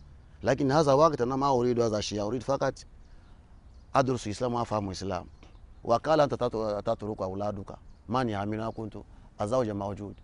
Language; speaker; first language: Arabic; non-native, learner; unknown